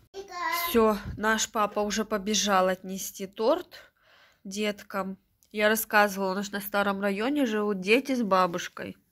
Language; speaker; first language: Russian; native; Russian